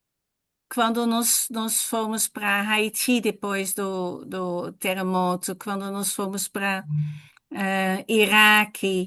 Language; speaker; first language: Portuguese; non-native, fluent; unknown